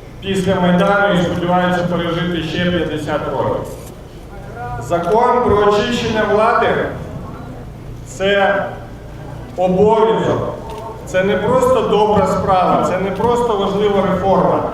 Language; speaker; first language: Ukrainian; native; Ukrainian